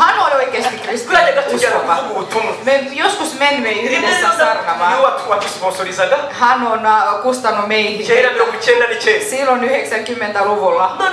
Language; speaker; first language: Finnish; non-native, fluent; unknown